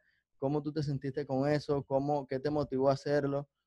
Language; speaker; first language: Spanish; native; Spanish